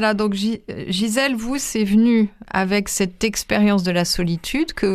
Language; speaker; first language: French; native; French